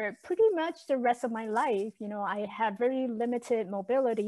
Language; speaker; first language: English; non-native, fluent; Chinese